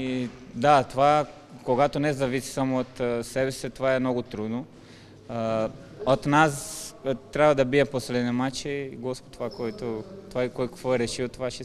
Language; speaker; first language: Bulgarian; non-native, learner; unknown